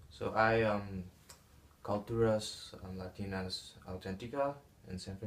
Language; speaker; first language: Spanish; non-native, learner; English